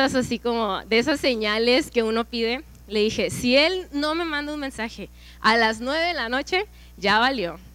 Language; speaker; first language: Spanish; native; Spanish